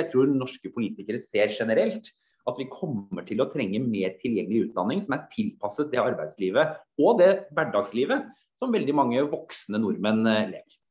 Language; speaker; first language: Norwegian; native; Norwegian